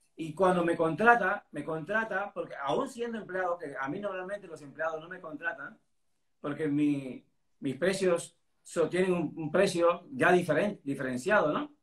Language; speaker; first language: Spanish; native; Spanish